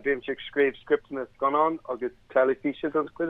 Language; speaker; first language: Irish; non-native, local second language; English